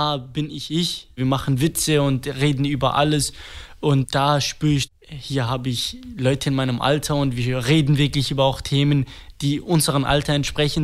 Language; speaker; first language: German; non-native, fluent; Kurdish